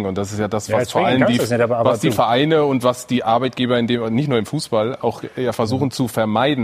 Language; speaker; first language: German; native; German